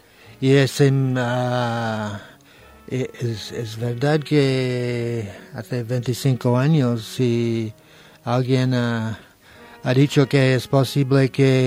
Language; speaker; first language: Spanish; non-native, learner; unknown